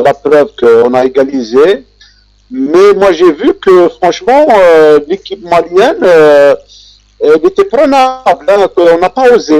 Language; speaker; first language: French; non-native, local second language; Kabyle